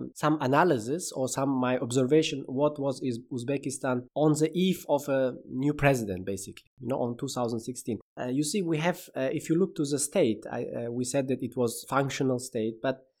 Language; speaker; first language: English; non-native, fluent; Uzbek